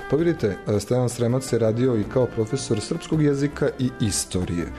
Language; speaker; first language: Serbian; native; Serbian